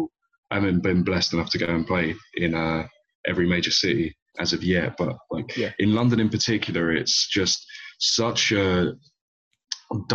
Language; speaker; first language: English; native; English